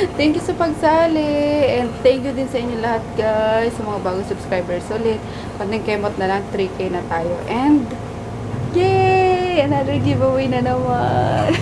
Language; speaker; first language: Filipino; native; Filipino